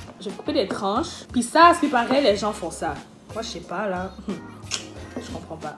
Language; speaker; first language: French; native; French